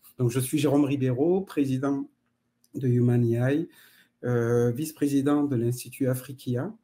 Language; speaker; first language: French; native; French